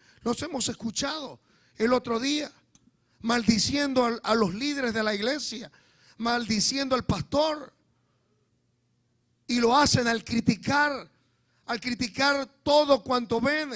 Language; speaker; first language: Spanish; native; Spanish